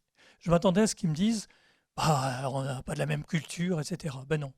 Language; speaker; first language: French; native; French